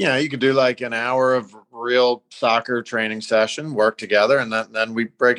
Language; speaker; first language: English; native; English